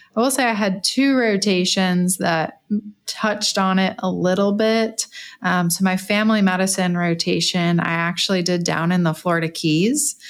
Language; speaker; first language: English; native; English